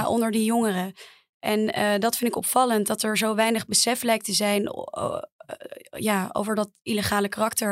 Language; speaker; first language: Dutch; native; Dutch